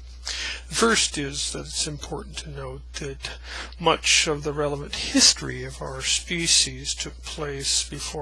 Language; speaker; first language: English; native; English